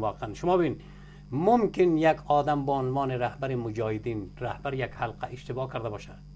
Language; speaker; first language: Persian; native; Persian